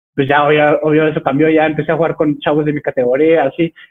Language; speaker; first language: Spanish; native; Spanish